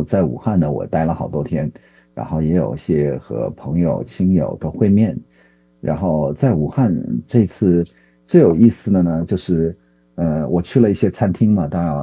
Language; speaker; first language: Chinese; native; Chinese